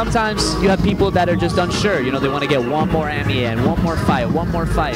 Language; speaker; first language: English; native; English